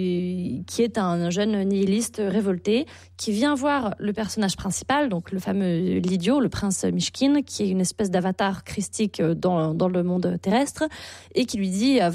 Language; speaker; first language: French; native; French